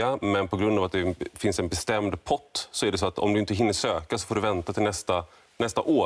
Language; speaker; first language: Swedish; native; Swedish